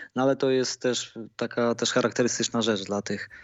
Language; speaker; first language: Polish; native; Polish